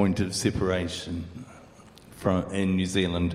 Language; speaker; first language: English; native; English